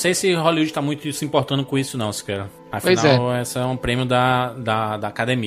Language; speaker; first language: Portuguese; native; Portuguese